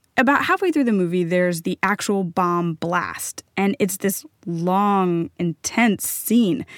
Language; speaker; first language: English; native; English